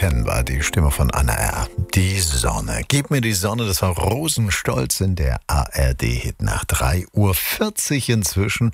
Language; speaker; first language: German; native; German